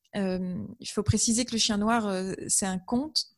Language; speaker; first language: French; native; French